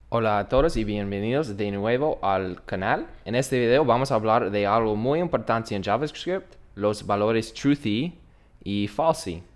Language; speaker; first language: Spanish; non-native, learner; English